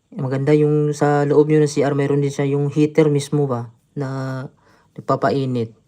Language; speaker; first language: Filipino; native; Filipino